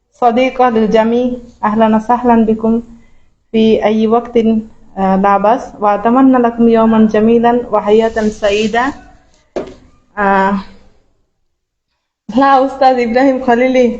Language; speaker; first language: Arabic; non-native, learner; Bangla